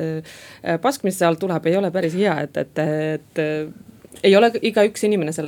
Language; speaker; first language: Estonian; non-native, local second language; Russian